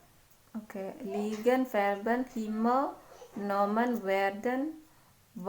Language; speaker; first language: German; non-native, learner; Indonesian